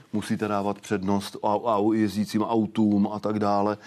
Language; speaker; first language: Czech; native; Czech